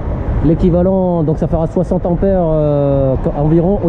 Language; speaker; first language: French; native; French